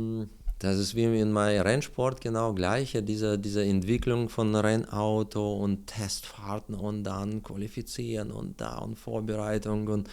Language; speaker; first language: German; non-native, learner; Russian